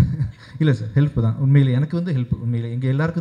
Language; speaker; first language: Tamil; native; Tamil